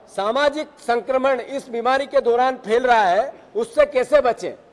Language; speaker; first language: Hindi; native; Hindi